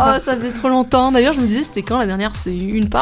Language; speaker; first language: French; native; French